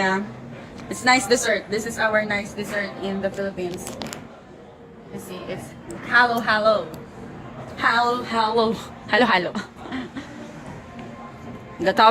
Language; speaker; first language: English; non-native, local second language; Filipino